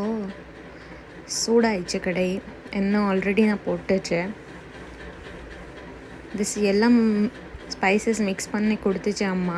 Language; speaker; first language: Tamil; non-native, learner; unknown